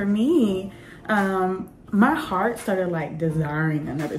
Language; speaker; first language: English; native; English